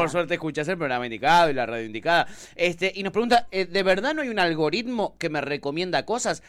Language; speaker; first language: Spanish; native; Spanish